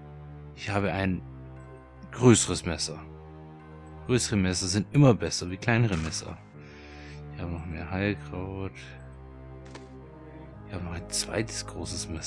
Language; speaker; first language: German; native; German